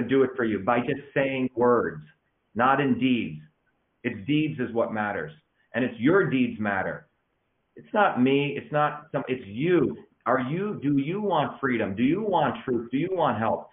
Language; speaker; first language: English; early bilingual, other home language; Tamil